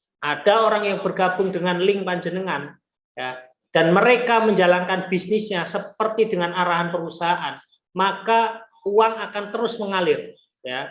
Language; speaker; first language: Indonesian; non-native, local second language; Javanese